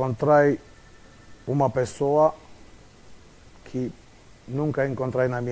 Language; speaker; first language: Portuguese; non-native, fluent; Romanian